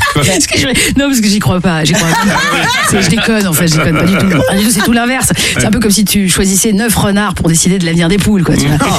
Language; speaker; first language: French; native; French